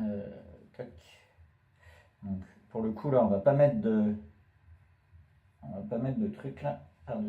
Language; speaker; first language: French; native; French